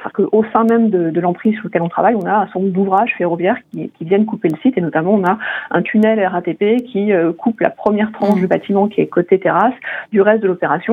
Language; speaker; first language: French; native; French